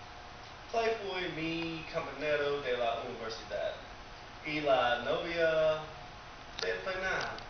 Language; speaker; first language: Spanish; non-native, learner; English